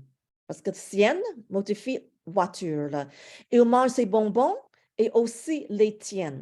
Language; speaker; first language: French; non-native, fluent; English